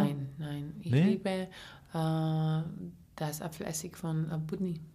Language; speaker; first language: German; non-native, learner; English